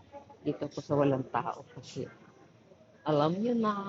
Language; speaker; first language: Filipino; non-native, local second language; Cebuano